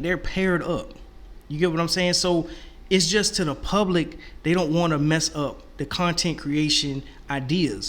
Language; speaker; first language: English; native; English